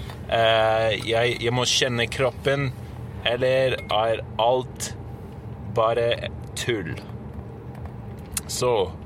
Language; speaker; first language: Norwegian; non-native, learner; English